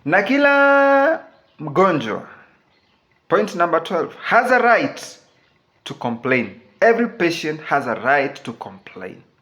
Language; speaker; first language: English; non-native, local second language; Swahili